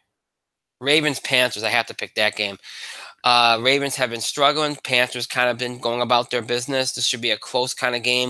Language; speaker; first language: English; native; English